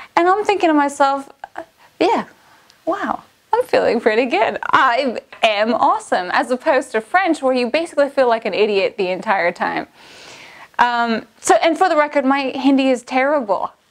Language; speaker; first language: English; native; English